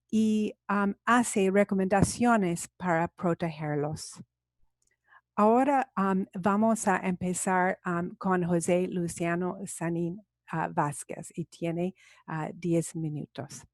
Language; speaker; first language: Spanish; non-native, fluent; English